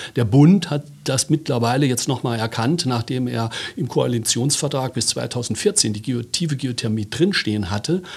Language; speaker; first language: German; native; German